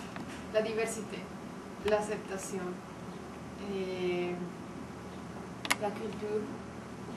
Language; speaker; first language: French; non-native, learner; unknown